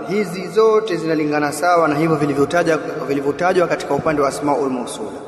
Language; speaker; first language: Swahili; native; Swahili